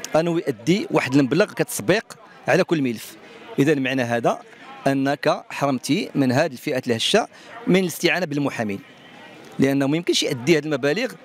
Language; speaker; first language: Arabic; native; Arabic